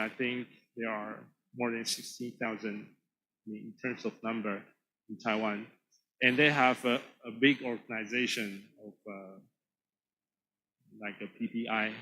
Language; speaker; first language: English; non-native, fluent; Chinese